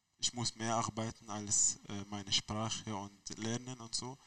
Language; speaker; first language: German; non-native, learner; Arabic